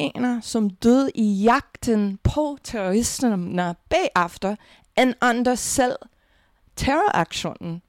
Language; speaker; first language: Danish; non-native, fluent; English